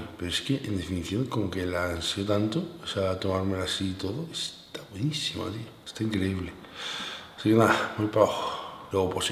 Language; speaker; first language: Spanish; native; Spanish